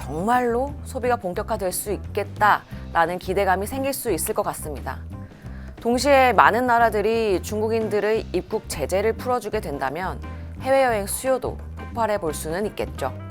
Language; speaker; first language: Korean; native; Korean